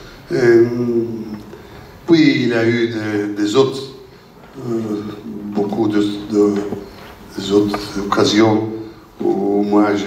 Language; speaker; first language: French; non-native, learner; Italian